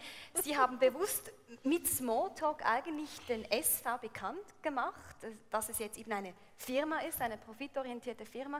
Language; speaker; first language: German; native; German